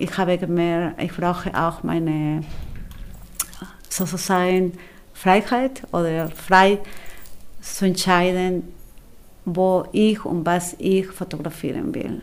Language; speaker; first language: German; non-native, fluent; Spanish